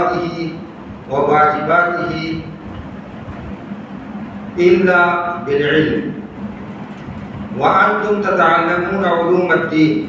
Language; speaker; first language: Arabic; non-native, fluent; Urdu